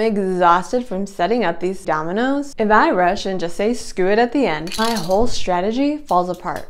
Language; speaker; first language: English; native; English